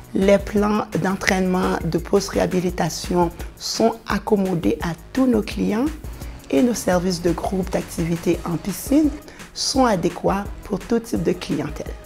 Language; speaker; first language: French; non-native, local second language; Haitian Creole